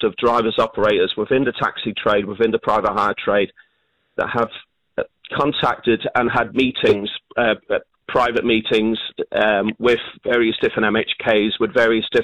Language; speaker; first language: English; native; English